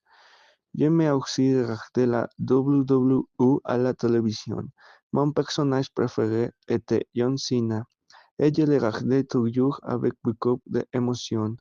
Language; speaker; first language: French; non-native, learner; Spanish